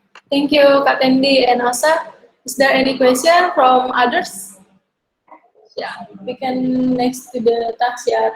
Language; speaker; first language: English; non-native, learner; Indonesian